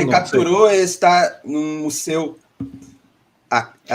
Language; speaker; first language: Spanish; non-native, learner; Portuguese